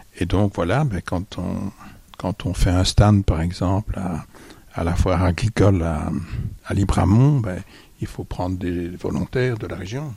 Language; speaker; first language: French; native; French